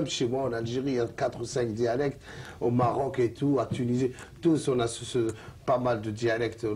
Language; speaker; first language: French; non-native, local second language; Arabic